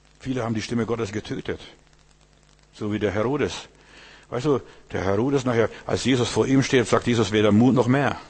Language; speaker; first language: German; early bilingual, heritage; German